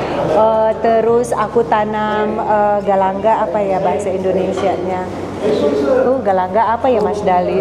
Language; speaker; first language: Indonesian; native; Indonesian